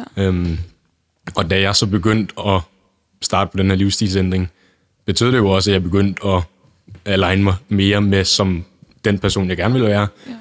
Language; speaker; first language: Danish; native; Danish